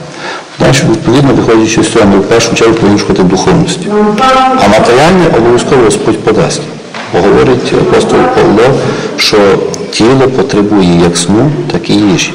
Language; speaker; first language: Ukrainian; native; Ukrainian